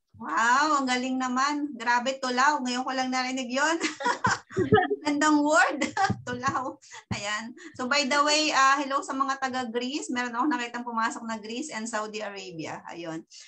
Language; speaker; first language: Filipino; native; Filipino